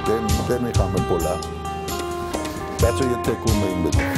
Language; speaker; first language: Greek; non-native, learner; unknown